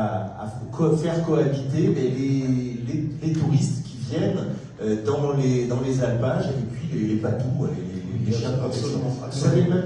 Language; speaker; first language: French; native; French